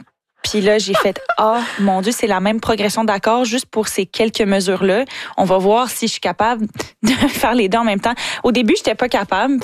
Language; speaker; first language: French; native; French